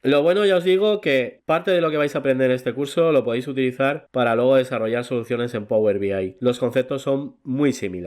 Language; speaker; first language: Spanish; native; Spanish